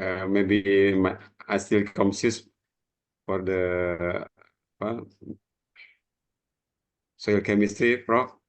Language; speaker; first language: English; non-native, learner; Indonesian